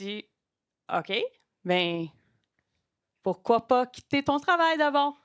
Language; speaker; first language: French; non-native, local second language; English